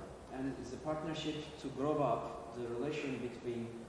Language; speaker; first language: English; non-native, learner; Turkish